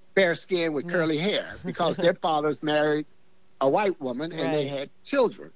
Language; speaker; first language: English; native; English